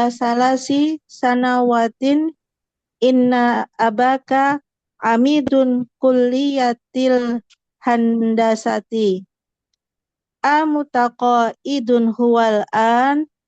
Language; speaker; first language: Arabic; non-native, learner; Indonesian